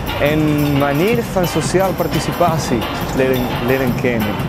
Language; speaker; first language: Dutch; non-native, learner; Spanish